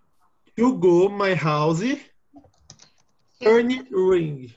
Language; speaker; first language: English; non-native, learner; Portuguese